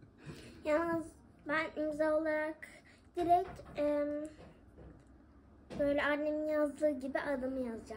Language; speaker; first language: Turkish; early bilingual, other home language; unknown